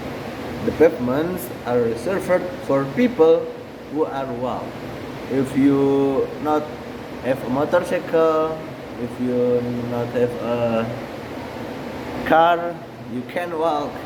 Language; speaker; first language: English; non-native, learner; Indonesian